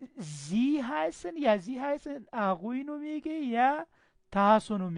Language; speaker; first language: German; non-native, fluent; Pashto